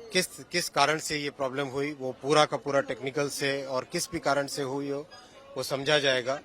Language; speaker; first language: Hindi; native; Hindi